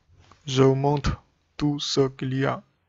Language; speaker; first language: French; non-native, learner; Chinese